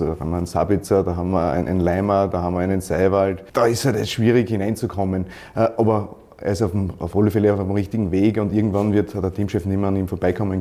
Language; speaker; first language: German; native; German